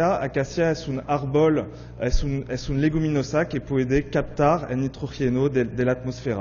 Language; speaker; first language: Spanish; non-native, fluent; French